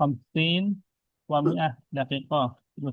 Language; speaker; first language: Arabic; non-native, fluent; Indonesian